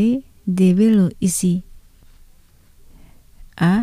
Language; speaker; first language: French; non-native, fluent; Indonesian